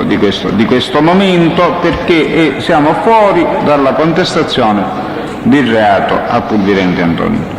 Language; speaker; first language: Italian; native; Italian